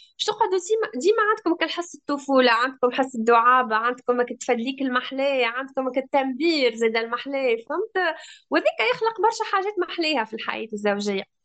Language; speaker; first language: Arabic; native; Arabic